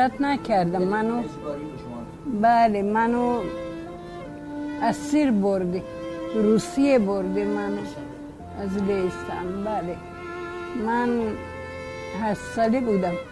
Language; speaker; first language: Persian; early bilingual, other home language; Polish